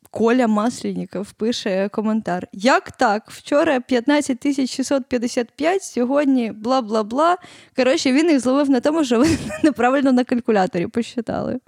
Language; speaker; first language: Ukrainian; native; Ukrainian